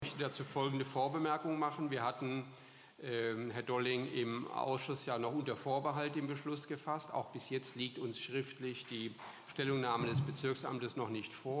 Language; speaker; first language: German; native; German